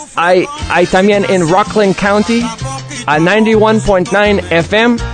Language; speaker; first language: Spanish; non-native, learner; English